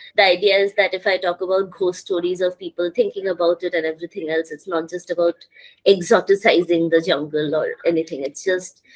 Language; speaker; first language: English; non-native, local second language; Bangla